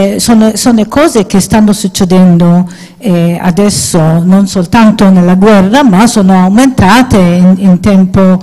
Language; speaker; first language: Italian; non-native, fluent; Maltese